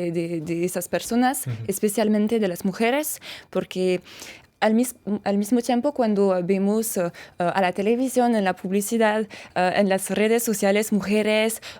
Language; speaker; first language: Spanish; non-native, fluent; French